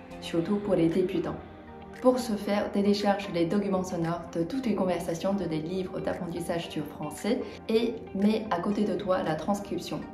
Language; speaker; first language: French; non-native, fluent; Chinese